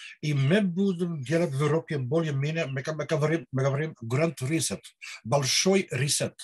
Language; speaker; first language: Russian; non-native, learner; Dutch